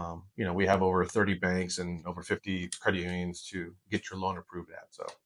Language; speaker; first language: English; native; English